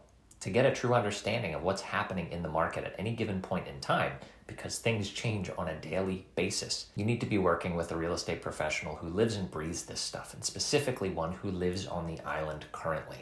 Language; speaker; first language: English; native; English